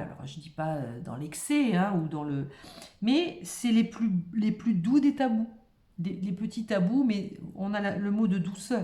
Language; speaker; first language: French; native; French